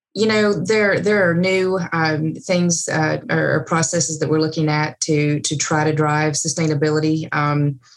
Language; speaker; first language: English; native; English